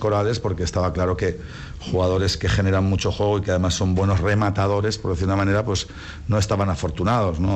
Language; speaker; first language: Spanish; native; Spanish